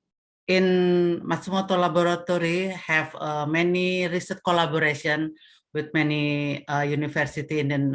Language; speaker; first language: English; non-native, learner; Indonesian